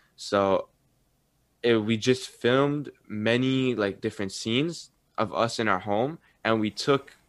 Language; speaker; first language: English; early bilingual, other home language; Arabic